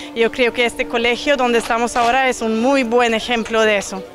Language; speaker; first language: Spanish; non-native, fluent; Swedish